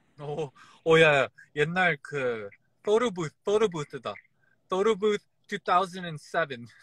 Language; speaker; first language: Korean; early bilingual, heritage; Korean